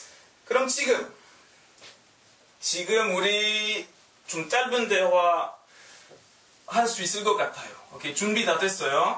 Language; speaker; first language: Korean; non-native, learner; French